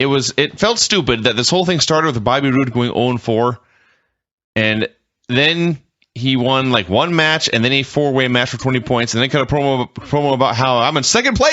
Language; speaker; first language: English; native; English